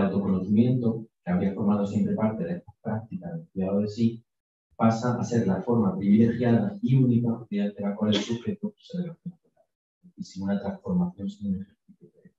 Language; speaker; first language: Spanish; native; Spanish